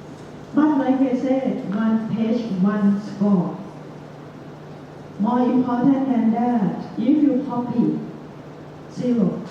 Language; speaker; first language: English; non-native, fluent; Thai